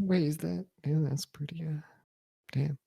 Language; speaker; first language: English; native; English